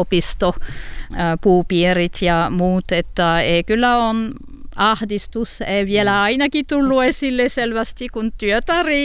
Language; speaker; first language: Finnish; non-native, learner; French